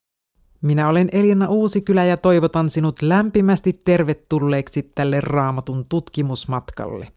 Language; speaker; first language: Finnish; native; Finnish